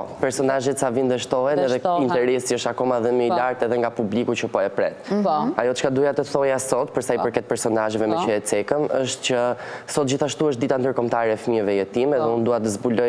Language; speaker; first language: Albanian; native; Albanian